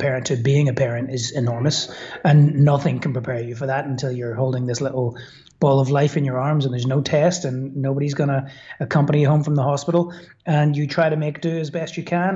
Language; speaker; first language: English; native; English